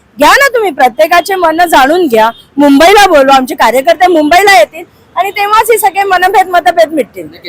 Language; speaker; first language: Marathi; non-native, local second language; Hindi